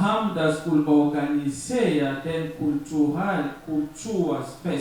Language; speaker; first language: Danish; non-native, learner; French